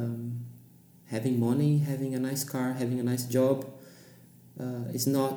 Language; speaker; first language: English; non-native, fluent; Portuguese